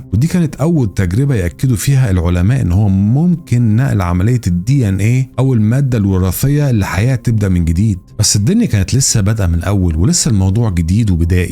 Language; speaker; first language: Arabic; native; Arabic